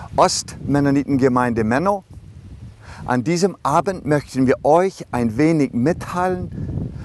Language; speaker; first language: German; early bilingual, other home language; Low German